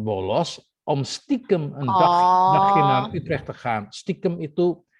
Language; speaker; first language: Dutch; non-native, fluent; Indonesian